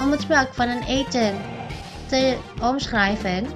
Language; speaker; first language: Dutch; non-native, fluent; Indonesian